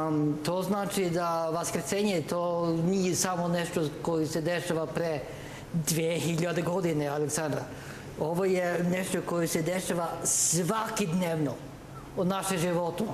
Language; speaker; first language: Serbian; non-native, learner; Norwegian